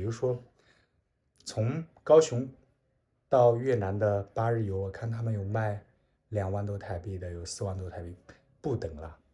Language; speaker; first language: Chinese; native; Chinese